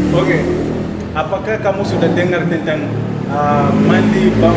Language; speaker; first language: Indonesian; non-native, fluent; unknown